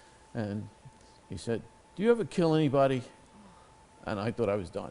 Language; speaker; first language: English; native; English